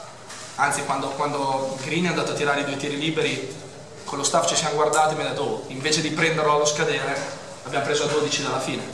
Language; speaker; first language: Italian; native; Italian